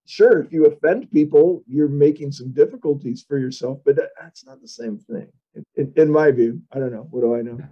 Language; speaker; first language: English; native; English